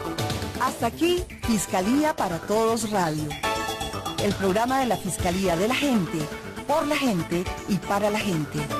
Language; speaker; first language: Spanish; native; Spanish